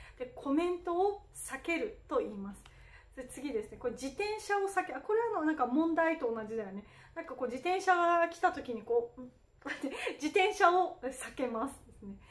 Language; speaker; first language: Japanese; native; Japanese